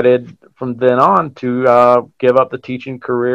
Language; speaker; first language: English; native; English